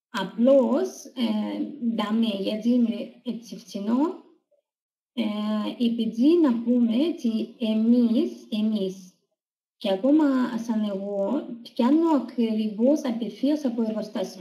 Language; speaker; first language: Greek; non-native, learner; Russian